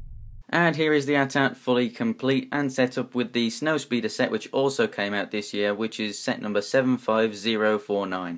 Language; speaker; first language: English; native; English